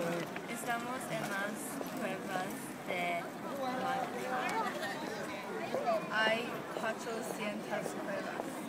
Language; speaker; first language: Spanish; non-native, learner; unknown